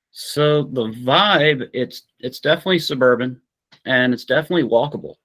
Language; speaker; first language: English; native; English